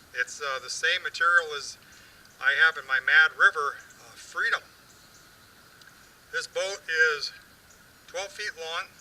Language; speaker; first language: English; native; English